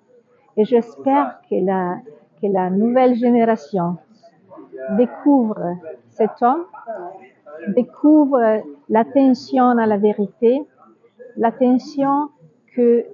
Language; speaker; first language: French; non-native, fluent; Italian